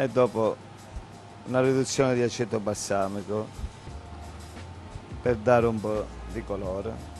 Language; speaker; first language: Italian; native; Italian